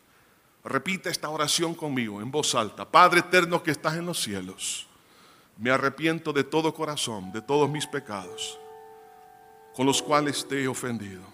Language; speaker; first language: Spanish; native; Spanish